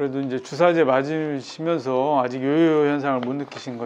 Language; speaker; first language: Korean; native; Korean